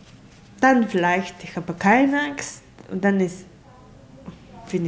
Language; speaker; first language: German; non-native, learner; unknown